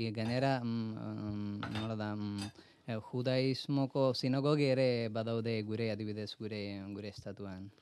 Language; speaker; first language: Basque; non-native, learner; Malayalam